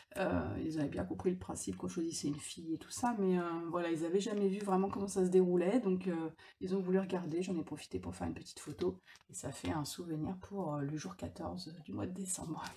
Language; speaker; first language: French; native; French